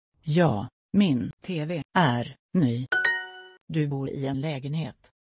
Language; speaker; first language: Swedish; non-native, learner; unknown